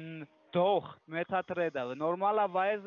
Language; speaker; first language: German; non-native, learner; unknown